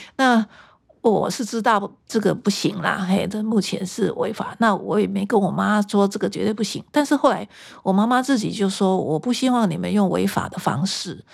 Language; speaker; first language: Chinese; native; Chinese